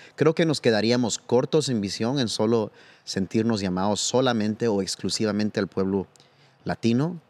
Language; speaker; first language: Spanish; early bilingual, heritage; Spanish